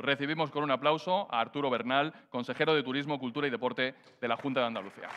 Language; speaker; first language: Spanish; native; Spanish